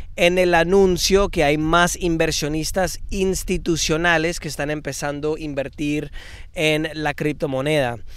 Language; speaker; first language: Spanish; early bilingual, heritage; Spanish